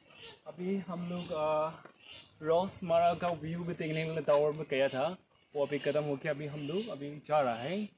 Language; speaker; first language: Hindi; non-native, local second language; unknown